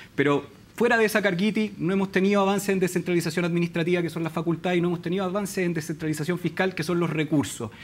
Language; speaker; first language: Spanish; native; Spanish